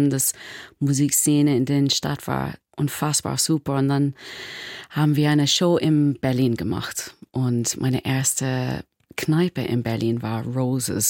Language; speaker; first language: German; non-native, learner; English